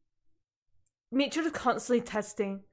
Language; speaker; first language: English; native; English